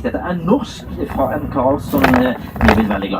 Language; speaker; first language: Norwegian; native; Norwegian